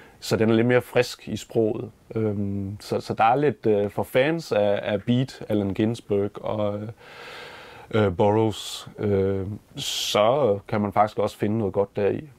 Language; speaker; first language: Danish; native; Danish